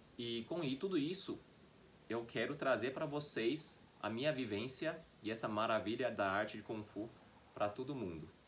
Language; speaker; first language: Portuguese; non-native, fluent; Chinese